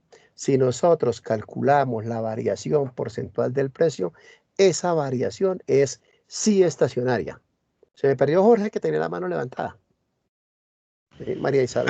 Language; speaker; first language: Spanish; native; Spanish